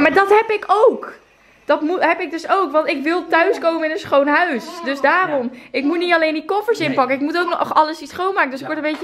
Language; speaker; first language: Dutch; native; Dutch